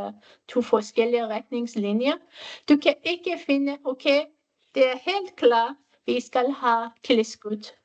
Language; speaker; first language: Danish; non-native, fluent; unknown